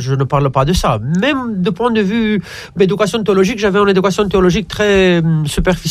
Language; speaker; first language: French; non-native, fluent; Romanian